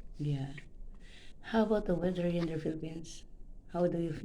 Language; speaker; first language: English; non-native, local second language; Filipino